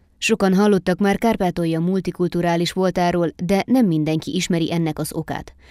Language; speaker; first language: Hungarian; native; Hungarian